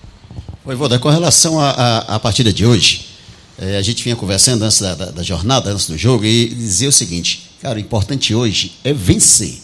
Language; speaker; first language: Portuguese; native; Portuguese